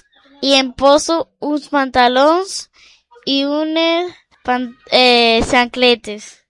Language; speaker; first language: Catalan; non-native, learner; Spanish